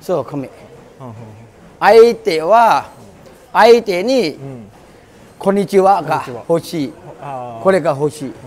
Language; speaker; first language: Japanese; non-native, learner; Thai